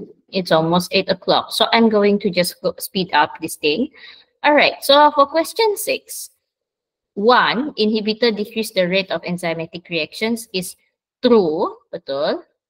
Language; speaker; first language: English; non-native, local second language; Malay